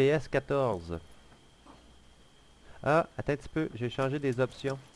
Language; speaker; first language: French; native; French